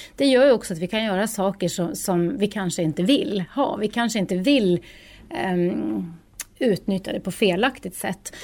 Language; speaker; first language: Swedish; non-native, fluent; Norwegian